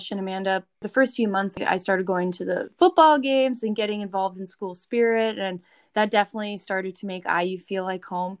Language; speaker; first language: English; native; English